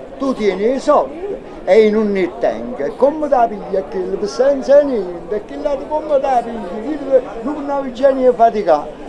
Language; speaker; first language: Italian; native; Italian